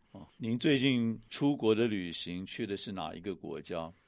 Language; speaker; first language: Chinese; native; Chinese